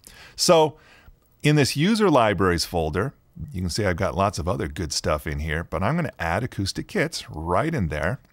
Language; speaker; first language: English; native; English